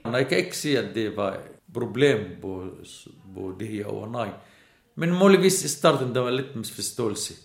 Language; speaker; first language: Danish; non-native, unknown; Arabic